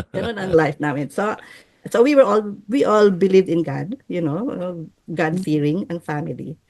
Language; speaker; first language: Filipino; native; Filipino